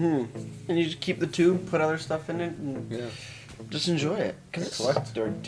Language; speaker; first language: English; native; English